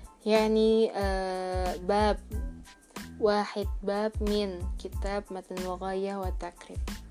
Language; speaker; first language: Arabic; non-native, fluent; Indonesian